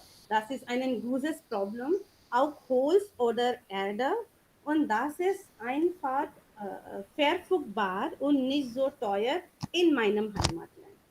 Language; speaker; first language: German; non-native, learner; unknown